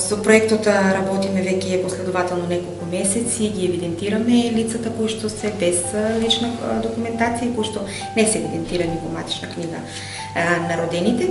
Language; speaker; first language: Macedonian; native; Macedonian